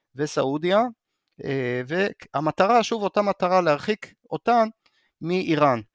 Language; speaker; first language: Hebrew; native; Hebrew